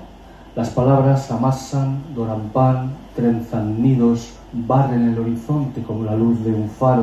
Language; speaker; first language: Spanish; native; Spanish